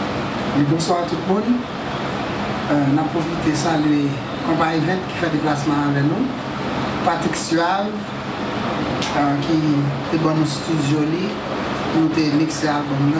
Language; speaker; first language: French; non-native, local second language; Haitian Creole